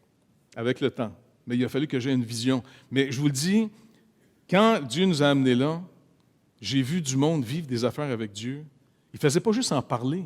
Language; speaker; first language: French; native; French